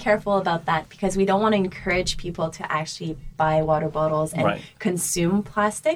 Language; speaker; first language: English; native; English